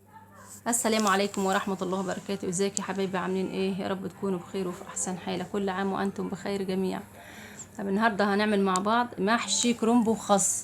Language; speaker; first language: Arabic; native; Arabic